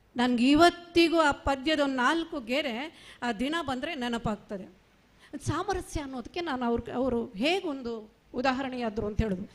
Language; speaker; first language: Kannada; non-native, local second language; Marathi